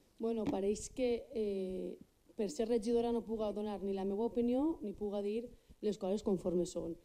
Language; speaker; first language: Catalan; non-native, local second language; Spanish